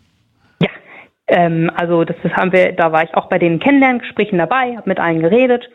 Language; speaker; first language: German; native; German